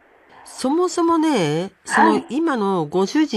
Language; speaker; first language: Japanese; native; Japanese